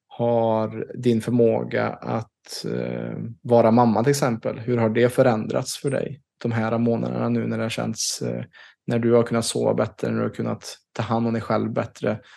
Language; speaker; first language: Swedish; native; Swedish